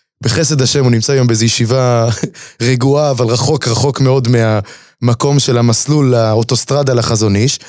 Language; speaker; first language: Hebrew; native; Hebrew